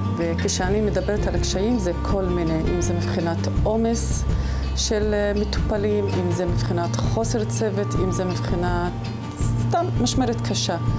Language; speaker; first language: Hebrew; non-native, local second language; Arabic